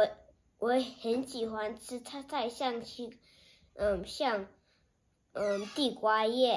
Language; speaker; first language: Chinese; early bilingual, heritage; Chinese